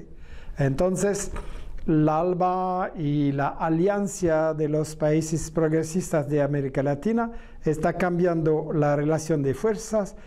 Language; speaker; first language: Spanish; non-native, fluent; French